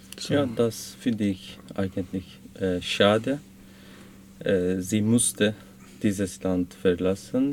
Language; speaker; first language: German; non-native, learner; Turkish